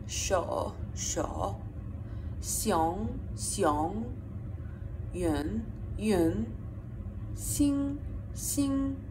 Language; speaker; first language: Chinese; non-native, fluent; Persian